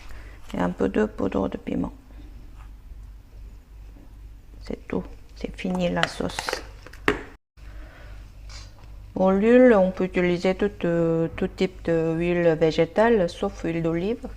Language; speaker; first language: French; non-native, learner; Korean